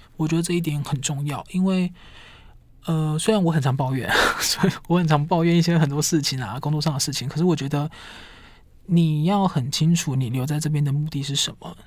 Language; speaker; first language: Chinese; native; Chinese